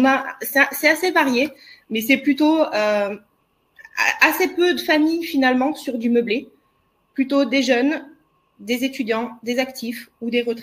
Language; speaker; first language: French; native; French